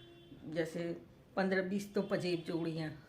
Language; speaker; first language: Hindi; native; Hindi